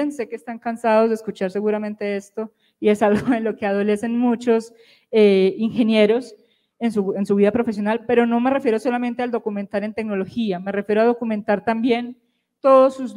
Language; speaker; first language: Spanish; native; Spanish